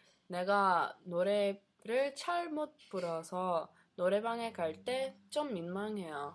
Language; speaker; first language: Korean; non-native, learner; English